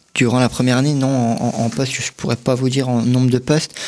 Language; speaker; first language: French; native; French